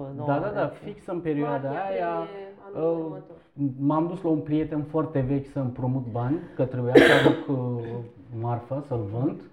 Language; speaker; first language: Romanian; non-native, fluent; Turkish